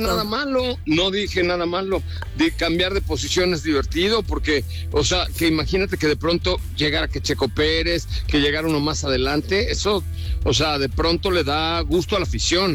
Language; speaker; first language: Spanish; native; Spanish